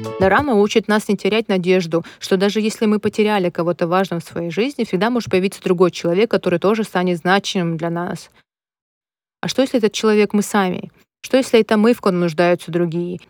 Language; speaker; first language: Russian; native; Russian